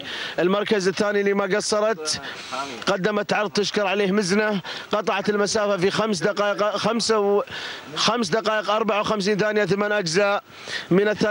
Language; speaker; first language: Arabic; native; Arabic